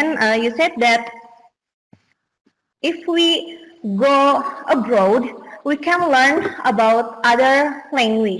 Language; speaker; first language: English; non-native, learner; Indonesian